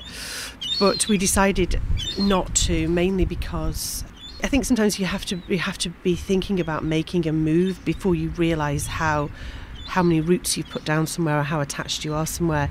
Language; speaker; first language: English; native; English